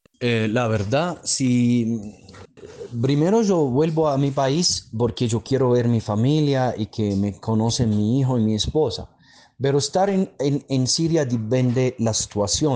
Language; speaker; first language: Spanish; non-native, fluent; Arabic